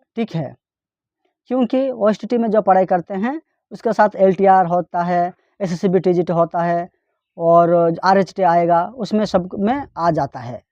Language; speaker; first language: Hindi; non-native, local second language; Telugu